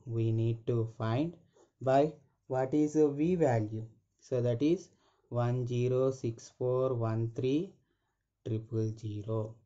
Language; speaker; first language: English; non-native, local second language; Telugu